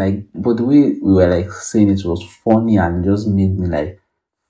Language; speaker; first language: English; non-native, local second language; Yoruba